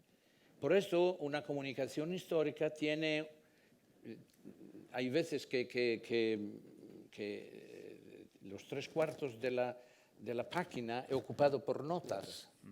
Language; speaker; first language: Spanish; non-native, fluent; Italian